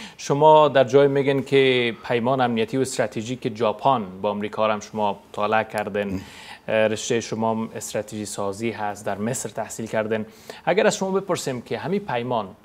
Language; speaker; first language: Persian; native; Persian